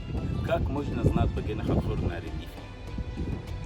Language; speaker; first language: Russian; non-native, learner; Arabic